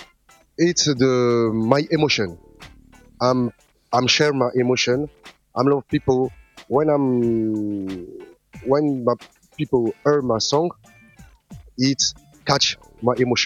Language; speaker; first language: English; non-native, learner; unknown